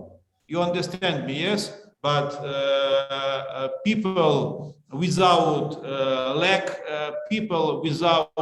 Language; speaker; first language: English; non-native, learner; Ukrainian